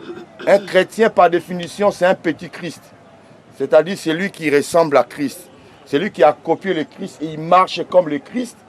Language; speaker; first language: French; non-native, local second language; Lingala